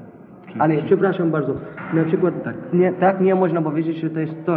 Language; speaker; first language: Polish; non-native, learner; Arabic